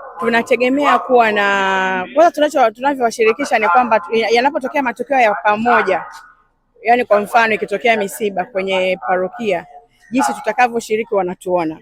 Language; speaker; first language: Swahili; native; Swahili